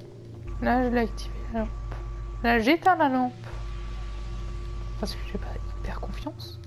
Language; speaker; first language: French; native; French